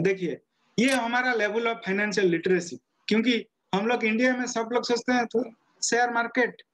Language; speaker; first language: Hindi; non-native, local second language; Odia